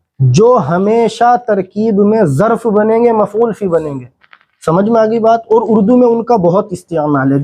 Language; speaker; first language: Urdu; native; Urdu